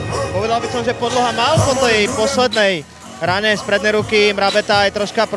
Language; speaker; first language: Slovak; native; Slovak